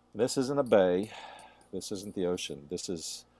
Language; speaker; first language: English; native; English